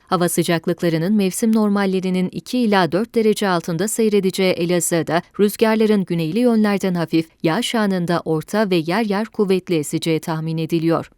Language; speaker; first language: Turkish; native; Turkish